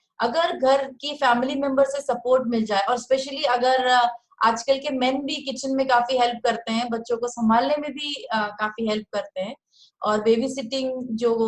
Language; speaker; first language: Hindi; native; Hindi